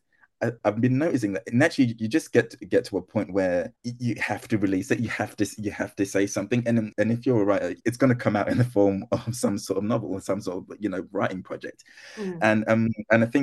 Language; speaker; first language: English; non-native, local second language; Akan